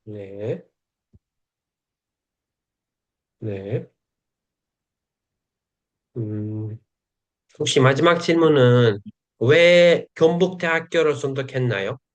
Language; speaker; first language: Korean; non-native, fluent; Uzbek